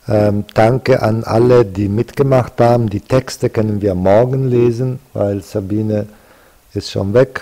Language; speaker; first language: German; non-native, fluent; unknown